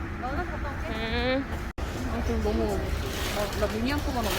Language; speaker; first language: Korean; native; Korean